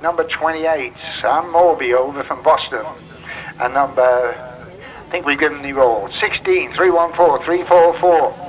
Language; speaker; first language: English; native; English